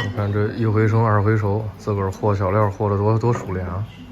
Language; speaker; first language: Chinese; native; Chinese